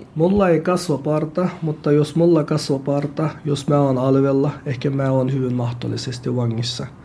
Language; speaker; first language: Finnish; non-native, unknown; Uyghur